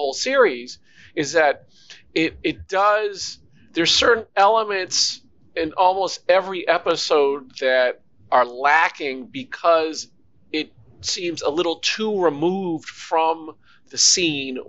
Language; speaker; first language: English; native; English